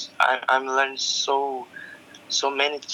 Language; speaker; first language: English; non-native, learner; Portuguese